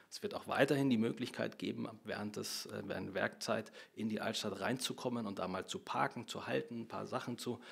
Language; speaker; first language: German; native; German